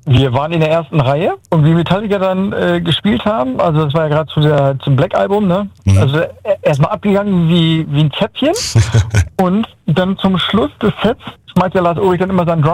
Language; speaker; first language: German; native; German